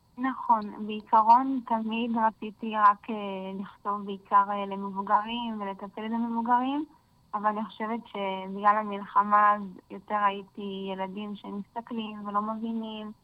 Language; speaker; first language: Hebrew; native; Hebrew